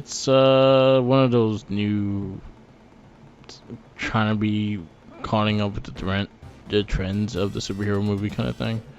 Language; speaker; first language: English; native; English